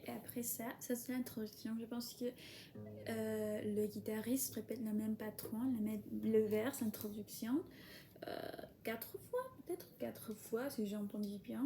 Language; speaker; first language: French; non-native, fluent; Spanish